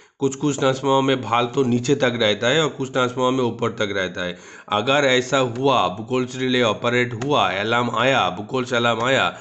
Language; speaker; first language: Hindi; non-native, local second language; Bangla